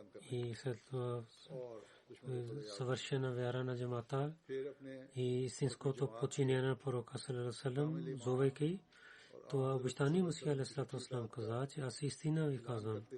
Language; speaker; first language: Bulgarian; non-native, learner; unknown